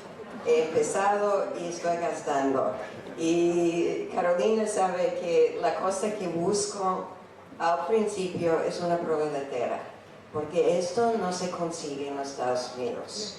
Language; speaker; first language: Spanish; non-native, fluent; English